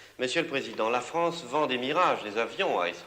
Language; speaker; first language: French; native; French